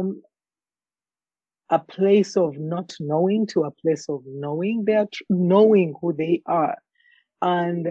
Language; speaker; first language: English; non-native, local second language; Ganda